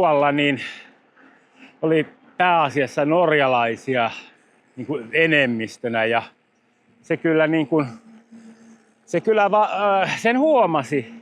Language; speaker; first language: Finnish; native; Finnish